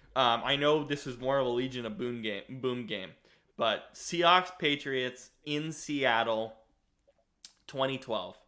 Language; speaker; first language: English; native; English